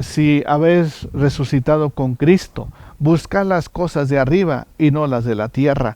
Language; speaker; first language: Spanish; native; Spanish